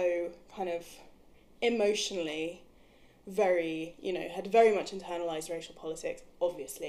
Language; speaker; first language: English; native; English